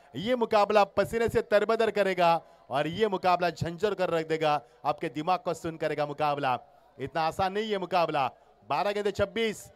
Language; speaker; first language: Hindi; non-native, local second language; Marathi